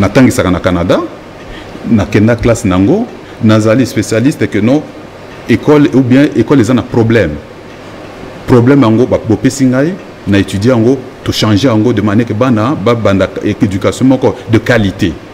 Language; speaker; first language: French; non-native, local second language; Lingala